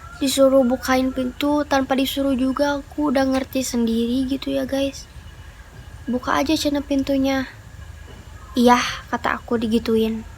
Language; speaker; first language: Indonesian; non-native, local second language; Sundanese